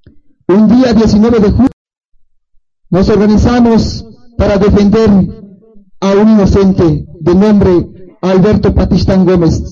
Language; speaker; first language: Spanish; non-native, local second language; Tzotzil